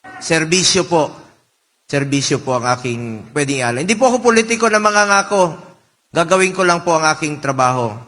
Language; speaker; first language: Filipino; non-native, local second language; Cebuano